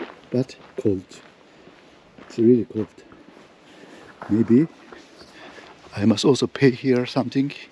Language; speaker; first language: English; non-native, learner; Turkish